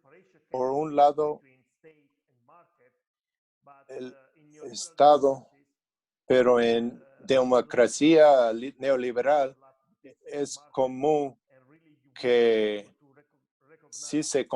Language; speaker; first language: Spanish; non-native, fluent; English